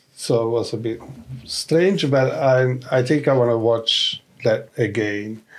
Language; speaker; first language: English; non-native, fluent; Italian